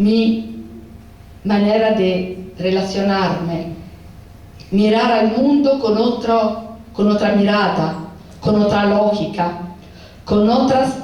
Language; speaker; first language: Spanish; non-native, fluent; Italian